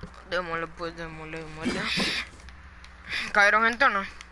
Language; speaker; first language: Spanish; early bilingual, heritage; Spanish